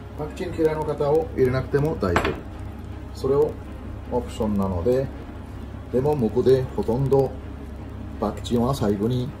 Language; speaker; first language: Japanese; non-native, fluent; Bangla